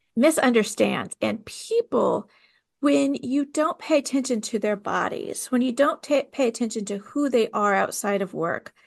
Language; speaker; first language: English; native; English